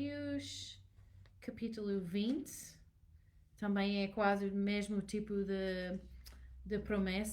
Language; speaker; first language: Portuguese; non-native, learner; English